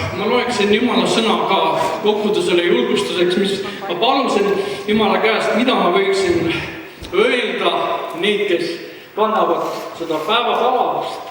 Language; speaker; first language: Estonian; native; Estonian